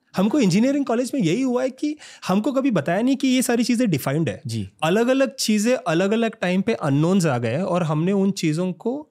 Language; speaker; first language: Hindi; native; Hindi